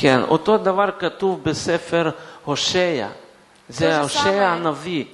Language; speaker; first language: Hebrew; non-native, fluent; Russian